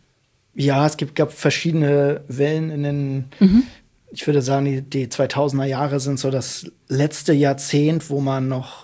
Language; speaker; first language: German; native; German